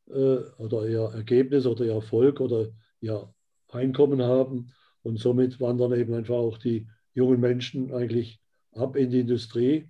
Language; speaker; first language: German; native; German